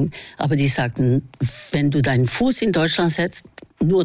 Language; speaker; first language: German; non-native, fluent; Norwegian